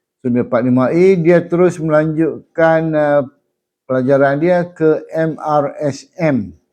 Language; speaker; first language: Malay; native; Malay